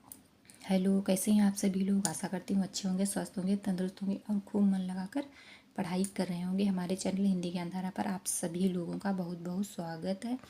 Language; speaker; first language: Hindi; native; Hindi